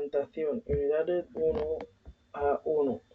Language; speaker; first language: Spanish; non-native, learner; Somali